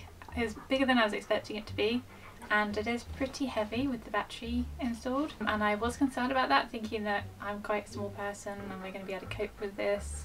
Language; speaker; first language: English; native; English